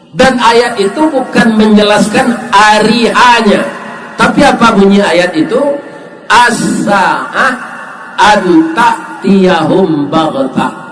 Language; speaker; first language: Malay; non-native, local second language; Minangkabau